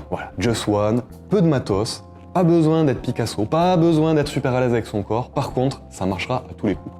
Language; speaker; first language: French; native; French